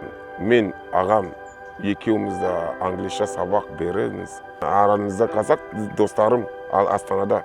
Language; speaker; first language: Kazakh; non-native, learner; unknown